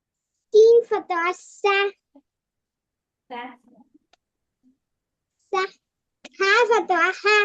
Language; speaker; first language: Arabic; non-native, learner; Tamil